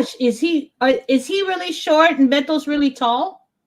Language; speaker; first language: English; native; English